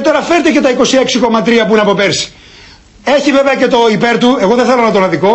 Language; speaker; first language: Greek; native; Greek